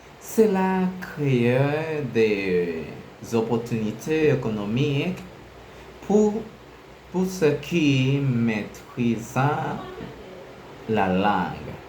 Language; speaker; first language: French; non-native, learner; Spanish